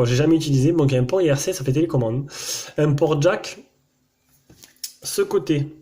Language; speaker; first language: French; native; French